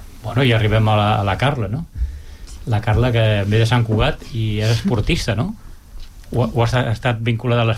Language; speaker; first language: Catalan; native; Catalan